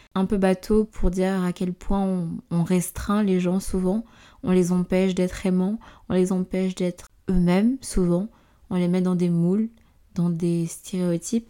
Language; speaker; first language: French; native; French